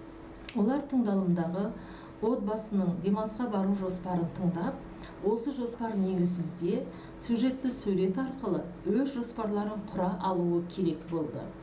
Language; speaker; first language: Kazakh; native; Kazakh